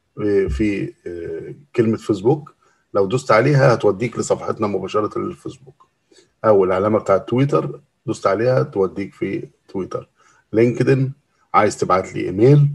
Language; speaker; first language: Arabic; native; Arabic